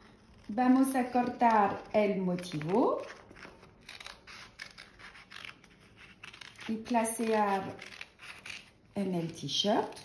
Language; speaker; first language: Spanish; non-native, learner; French